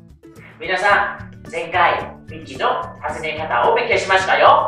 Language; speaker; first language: Japanese; non-native, fluent; Thai